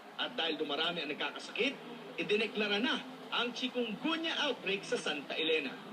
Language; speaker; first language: Filipino; native; Filipino